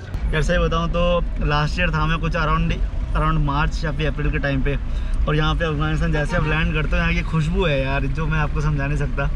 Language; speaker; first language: Hindi; native; Hindi